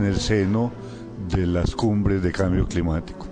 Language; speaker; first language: Spanish; native; Spanish